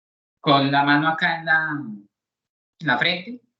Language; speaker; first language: Spanish; native; Spanish